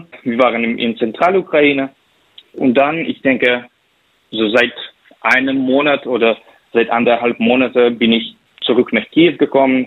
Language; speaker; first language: German; non-native, fluent; Ukrainian